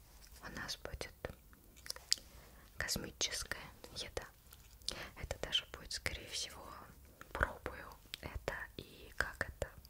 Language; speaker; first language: Russian; native; Russian